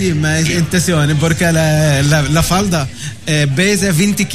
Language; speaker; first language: Spanish; non-native, learner; Arabic